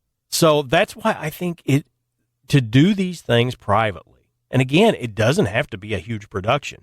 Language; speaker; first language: English; native; English